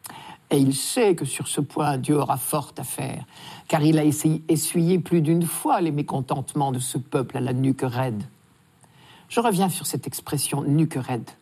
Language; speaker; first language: French; native; French